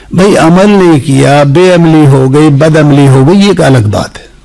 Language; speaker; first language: Urdu; non-native, local second language; Punjabi